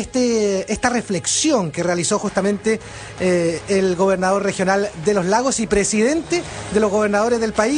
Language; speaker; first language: Spanish; native; Spanish